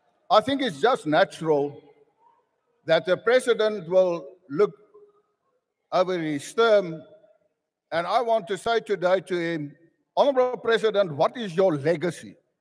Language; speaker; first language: English; non-native, local second language; Afrikaans